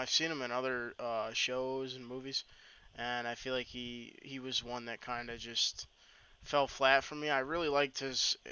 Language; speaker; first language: English; native; English